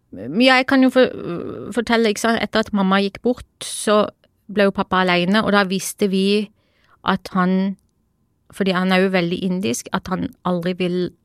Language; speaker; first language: Norwegian; early bilingual, other home language; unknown